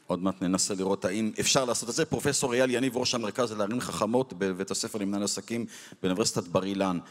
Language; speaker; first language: Hebrew; native; Hebrew